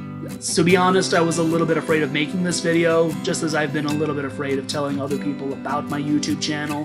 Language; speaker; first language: English; native; English